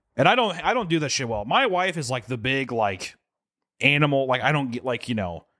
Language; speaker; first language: English; native; English